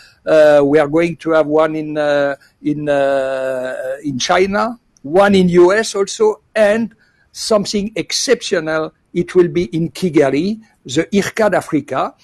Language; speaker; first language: English; non-native, fluent; French